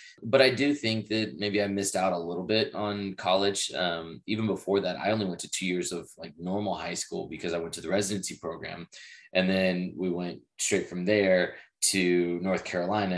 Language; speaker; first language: English; native; English